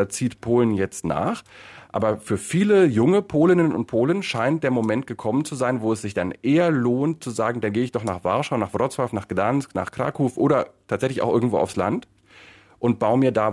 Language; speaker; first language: German; native; German